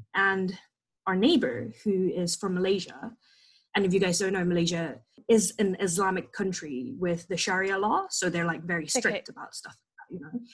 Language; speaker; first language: English; non-native, fluent; Indonesian